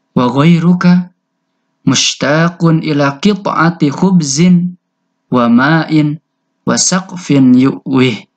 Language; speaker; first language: Arabic; non-native, fluent; Indonesian